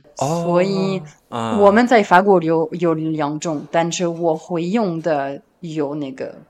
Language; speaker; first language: Chinese; non-native, fluent; French